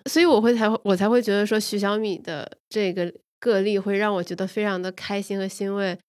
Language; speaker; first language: Chinese; native; Chinese